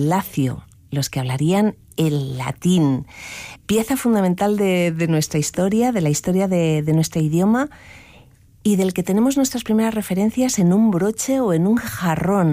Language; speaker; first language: Spanish; native; Spanish